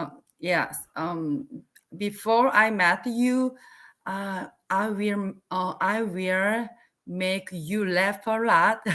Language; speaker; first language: English; non-native, learner; Korean